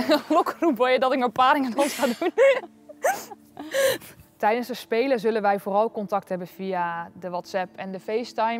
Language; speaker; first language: Dutch; native; Dutch